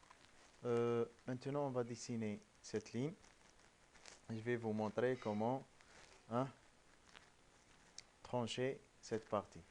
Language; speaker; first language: French; non-native, local second language; Arabic